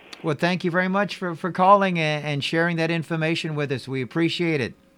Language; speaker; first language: English; native; English